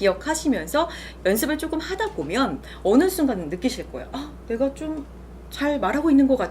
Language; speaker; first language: Korean; native; Korean